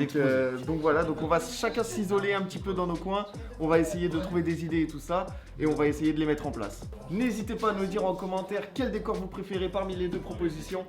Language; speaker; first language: French; native; French